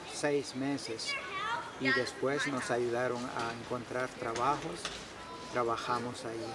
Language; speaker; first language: Spanish; non-native, local second language; Kʼicheʼ